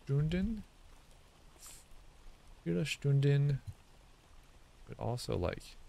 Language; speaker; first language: German; non-native, learner; English